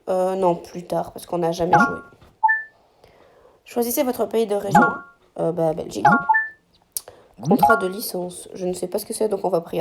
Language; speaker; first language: French; native; French